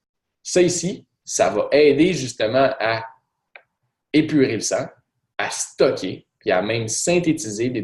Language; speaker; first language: French; native; French